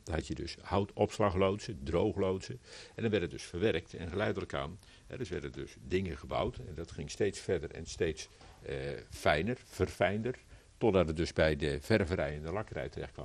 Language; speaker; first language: Dutch; native; Dutch